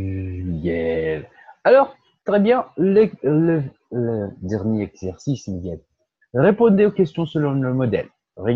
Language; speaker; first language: French; non-native, fluent; Portuguese